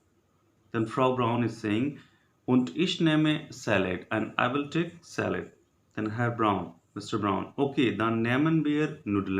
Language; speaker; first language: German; non-native, learner; Hindi